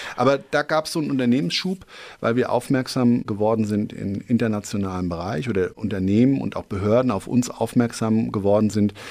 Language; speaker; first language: German; native; German